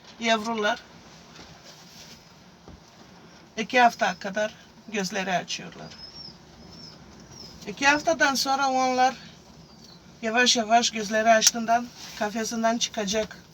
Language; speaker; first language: Turkish; non-native, fluent; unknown